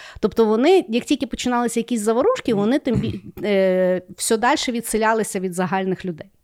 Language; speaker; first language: Ukrainian; non-native, local second language; Russian